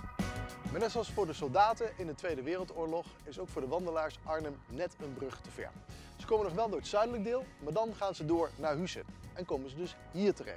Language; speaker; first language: Dutch; native; Dutch